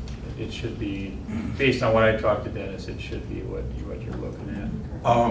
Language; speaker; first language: English; native; English